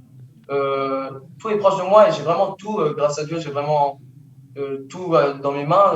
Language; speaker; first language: French; early bilingual, heritage; French